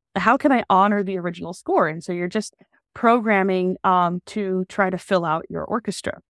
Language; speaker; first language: English; native; English